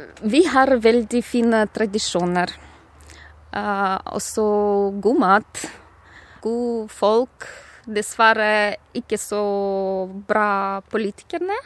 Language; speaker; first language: Norwegian; non-native, fluent; Romanian